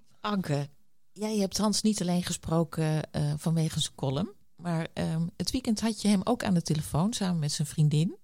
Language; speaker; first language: Dutch; native; Dutch